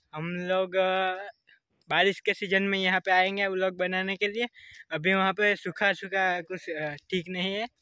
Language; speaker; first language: Hindi; non-native, local second language; Gujarati